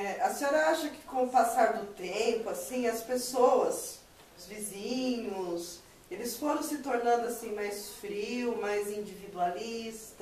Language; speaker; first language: Portuguese; native; Portuguese